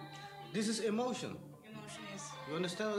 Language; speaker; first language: English; non-native, fluent; Dutch